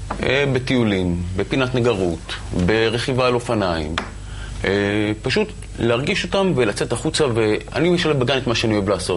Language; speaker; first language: Hebrew; native; Hebrew